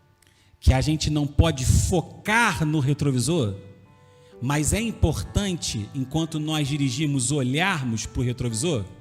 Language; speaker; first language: Portuguese; native; Portuguese